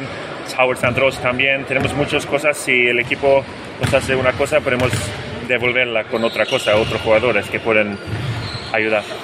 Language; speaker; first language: Spanish; non-native, fluent; Swedish